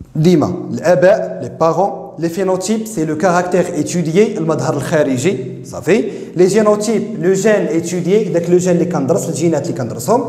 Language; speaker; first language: French; non-native, local second language; Arabic